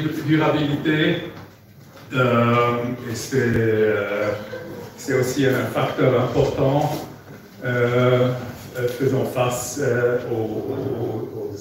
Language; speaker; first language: French; non-native, fluent; German